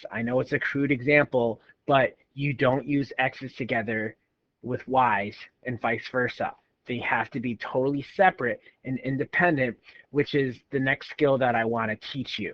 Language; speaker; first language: English; native; English